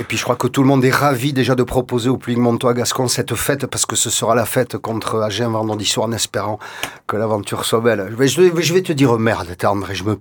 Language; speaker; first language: French; native; French